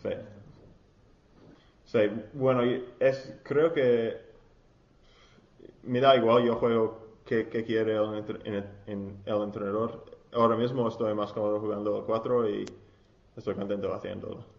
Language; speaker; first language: Spanish; non-native, learner; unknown